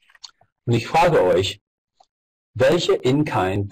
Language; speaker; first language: German; non-native, fluent; English